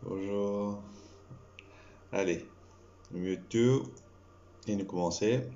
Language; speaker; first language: French; non-native, local second language; Morisyen